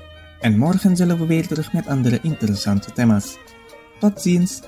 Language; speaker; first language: Dutch; non-native, fluent; Indonesian